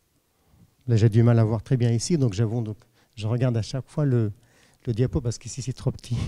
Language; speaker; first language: French; non-native, fluent; Arabic